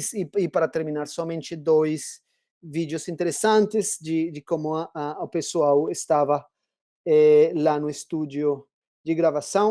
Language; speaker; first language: Portuguese; non-native, fluent; Spanish